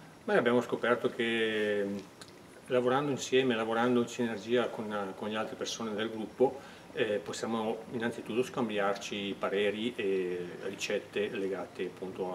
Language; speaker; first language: Italian; native; Italian